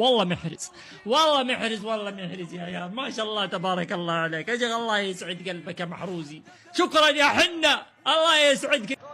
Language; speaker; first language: Arabic; native; Arabic